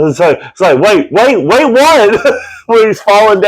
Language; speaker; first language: English; native; English